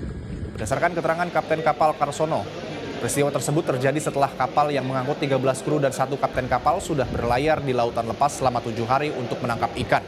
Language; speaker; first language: Indonesian; native; Indonesian